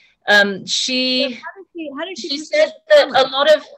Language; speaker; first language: English; native; English